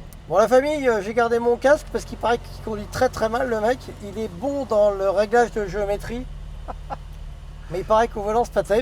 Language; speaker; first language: French; native; French